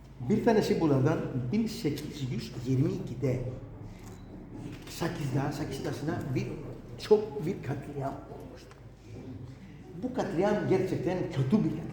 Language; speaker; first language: Turkish; non-native, learner; Greek